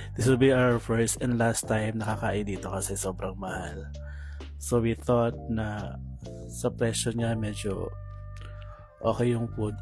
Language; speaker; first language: Filipino; native; Filipino